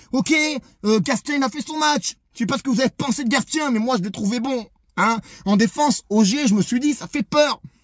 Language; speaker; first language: French; native; French